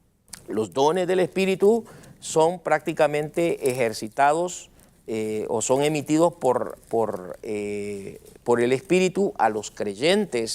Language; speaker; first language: Spanish; native; Spanish